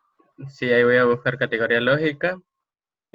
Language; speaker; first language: Spanish; native; Spanish